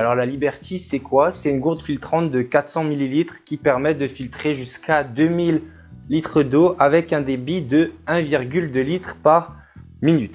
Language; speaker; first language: French; native; French